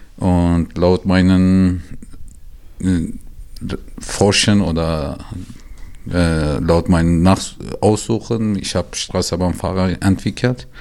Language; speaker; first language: German; non-native, learner; Turkish